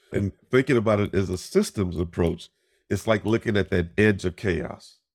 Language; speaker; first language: English; native; English